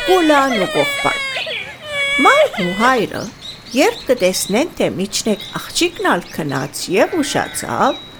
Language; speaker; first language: Armenian; early bilingual, heritage; Armenian